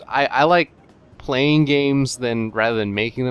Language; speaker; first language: English; native; English